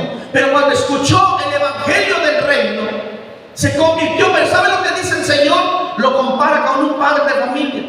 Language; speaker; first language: Spanish; native; Spanish